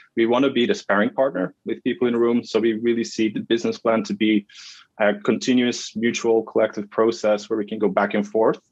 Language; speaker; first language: English; non-native, fluent; Dutch